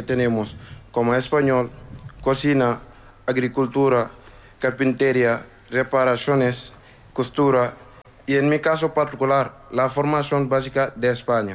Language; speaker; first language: Spanish; non-native, learner; Wolof